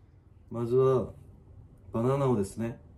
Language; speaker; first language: Japanese; non-native, fluent; Korean